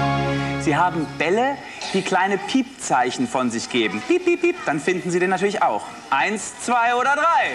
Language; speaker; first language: German; native; German